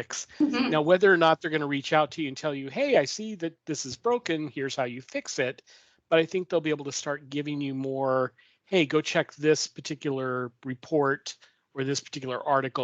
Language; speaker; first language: English; native; English